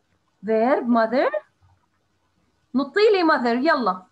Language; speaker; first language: English; non-native, learner; Arabic